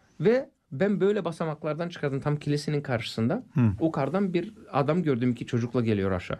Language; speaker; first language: Turkish; non-native, fluent; English